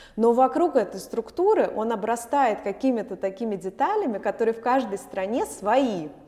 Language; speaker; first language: Russian; native; Russian